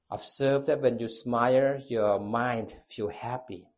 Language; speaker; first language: English; non-native, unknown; Thai